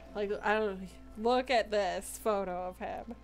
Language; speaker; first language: English; native; English